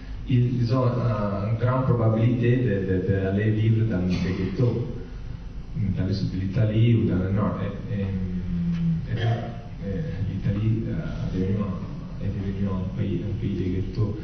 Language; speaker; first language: French; non-native, fluent; Italian